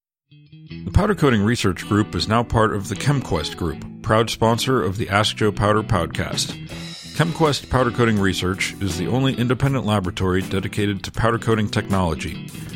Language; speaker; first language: English; native; English